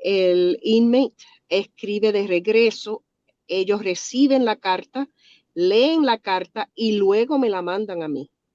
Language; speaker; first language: Spanish; early bilingual, other home language; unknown